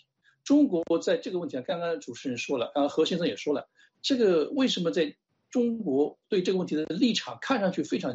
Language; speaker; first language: Chinese; native; Chinese